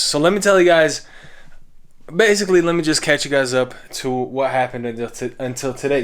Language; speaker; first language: English; native; English